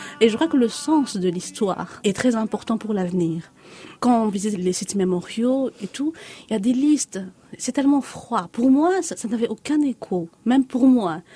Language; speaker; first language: French; non-native, local second language; Lingala